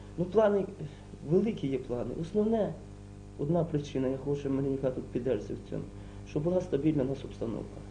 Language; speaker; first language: Ukrainian; native; Ukrainian